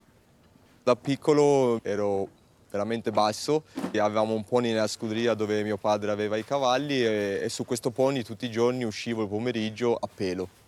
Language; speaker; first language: Italian; native; Italian